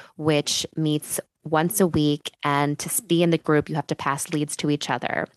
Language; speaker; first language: English; native; English